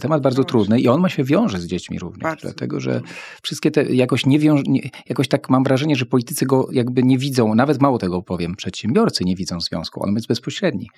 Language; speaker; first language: Polish; native; Polish